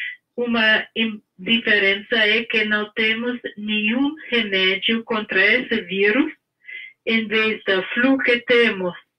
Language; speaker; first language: Portuguese; non-native, fluent; English